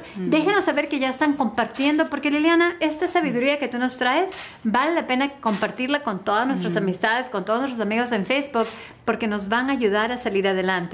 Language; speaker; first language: Spanish; native; Spanish